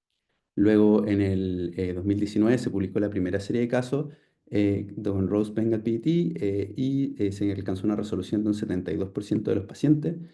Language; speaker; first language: Spanish; native; Spanish